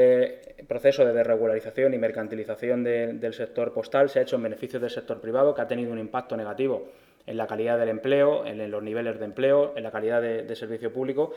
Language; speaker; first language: Spanish; native; Spanish